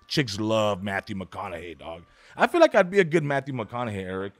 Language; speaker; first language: English; early bilingual, other home language; Spanish